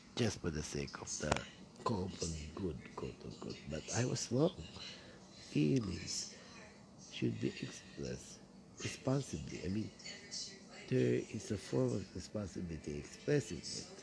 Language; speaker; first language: English; non-native, local second language; Filipino